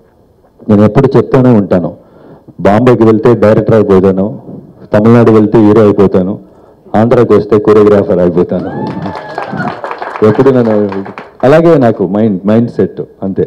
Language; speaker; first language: Telugu; non-native, fluent; Tamil